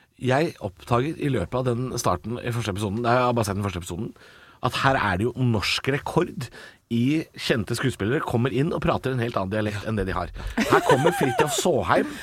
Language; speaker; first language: Norwegian; native; Norwegian